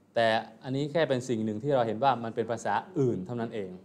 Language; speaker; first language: Thai; native; Thai